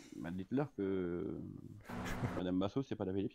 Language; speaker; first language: French; native; French